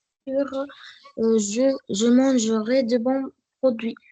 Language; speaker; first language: French; non-native, learner; Arabic